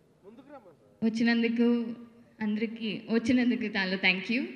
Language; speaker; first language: Telugu; non-native, learner; Tamil